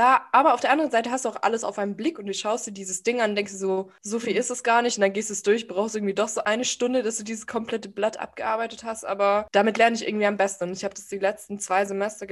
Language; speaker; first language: German; native; German